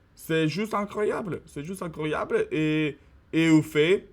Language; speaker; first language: French; non-native, learner; Russian